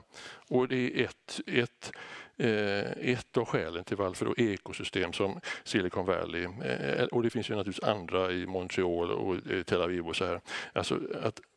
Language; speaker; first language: Swedish; native; Swedish